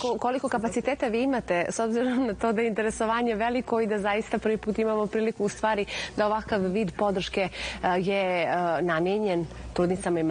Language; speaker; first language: Serbian; native; Serbian